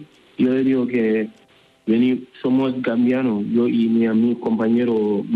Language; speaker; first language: Spanish; non-native, learner; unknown